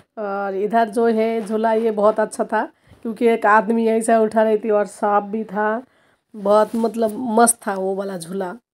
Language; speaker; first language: Hindi; non-native, local second language; Bangla